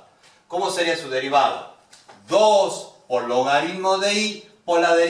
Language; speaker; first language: Spanish; native; Spanish